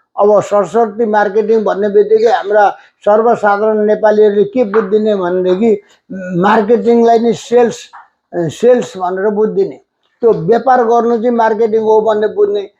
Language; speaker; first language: Nepali; native; Nepali